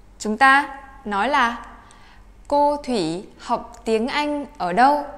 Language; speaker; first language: Vietnamese; native; Vietnamese